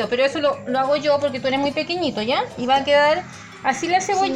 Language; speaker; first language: Spanish; native; Spanish